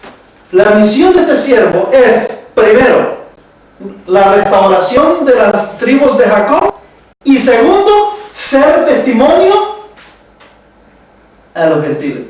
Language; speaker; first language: Spanish; native; Spanish